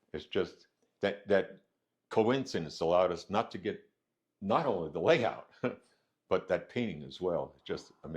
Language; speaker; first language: English; native; English